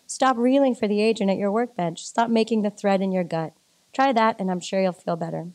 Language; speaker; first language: English; native; English